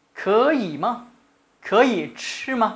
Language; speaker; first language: Chinese; non-native, fluent; Thai